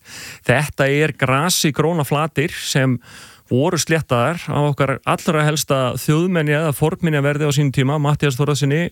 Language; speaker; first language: Icelandic; native; Icelandic